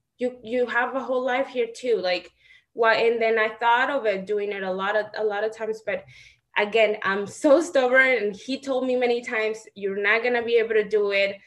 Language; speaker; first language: English; non-native, fluent; Spanish